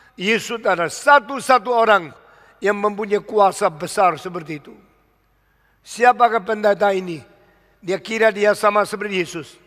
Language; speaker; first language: Indonesian; early bilingual, other home language; Min Nan Chinese